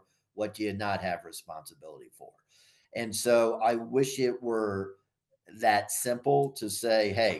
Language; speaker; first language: English; native; English